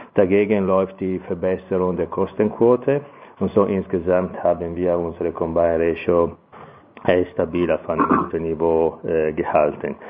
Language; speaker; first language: German; non-native, fluent; Italian